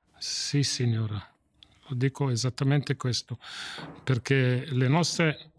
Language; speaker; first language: Italian; non-native, fluent; English